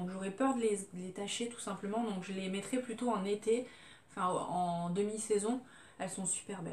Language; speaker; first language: French; native; French